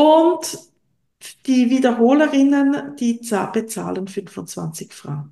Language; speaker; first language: German; non-native, local second language; French